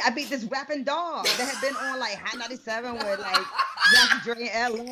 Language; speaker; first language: English; native; English